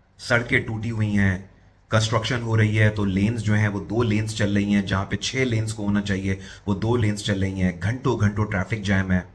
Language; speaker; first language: Urdu; native; Urdu